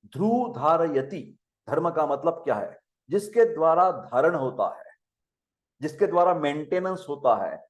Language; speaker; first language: Hindi; non-native, local second language; Marathi